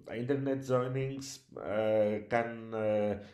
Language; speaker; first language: English; non-native, learner; Greek